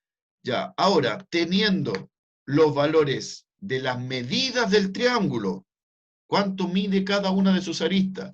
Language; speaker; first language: Spanish; native; Spanish